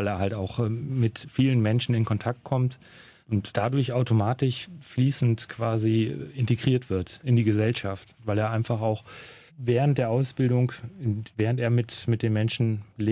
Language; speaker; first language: German; native; German